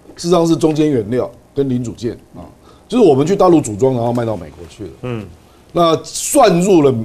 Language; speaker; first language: Chinese; native; Chinese